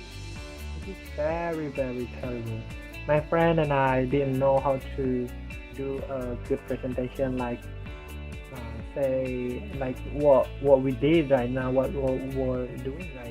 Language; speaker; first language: English; non-native, learner; Indonesian